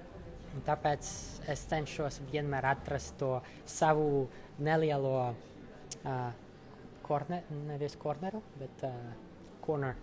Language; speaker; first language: Latvian; non-native, local second language; Russian